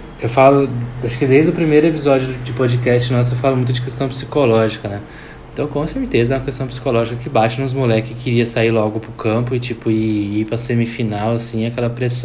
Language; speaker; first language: Portuguese; native; Portuguese